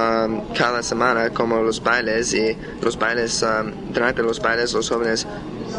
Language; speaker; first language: Spanish; non-native, learner; English